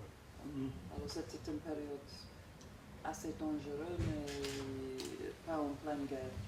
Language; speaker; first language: French; non-native, fluent; English